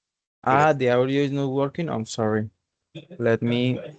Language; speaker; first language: English; non-native, learner; Spanish